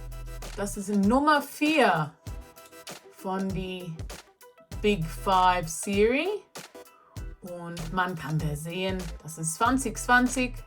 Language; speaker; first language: German; non-native, learner; English